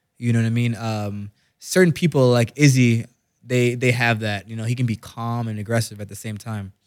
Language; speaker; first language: English; native; English